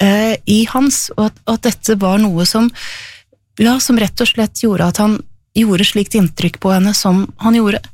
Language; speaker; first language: Norwegian; native; Norwegian